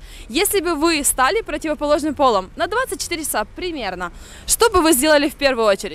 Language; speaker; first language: Russian; native; Russian